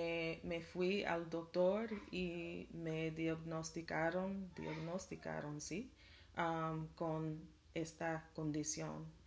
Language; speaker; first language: Spanish; non-native, learner; English